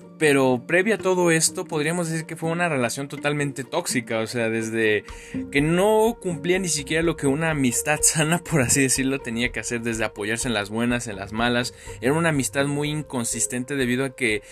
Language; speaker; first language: Spanish; native; Spanish